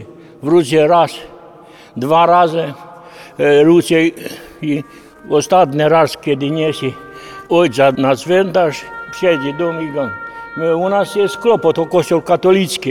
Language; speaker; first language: Polish; early bilingual, heritage; Polish